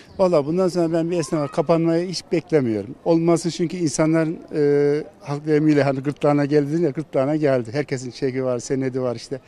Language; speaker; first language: Turkish; native; Turkish